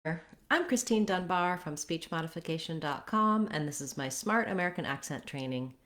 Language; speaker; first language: English; native; English